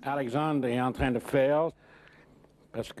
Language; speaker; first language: French; non-native, learner; English